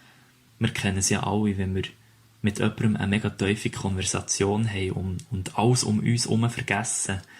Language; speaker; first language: German; native; German